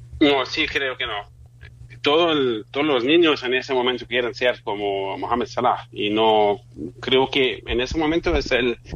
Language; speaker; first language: Spanish; non-native, fluent; German